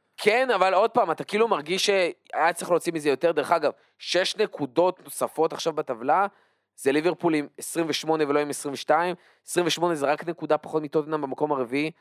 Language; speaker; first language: Hebrew; native; Hebrew